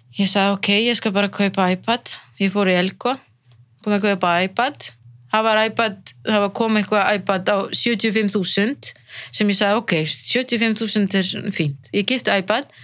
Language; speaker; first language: Icelandic; non-native, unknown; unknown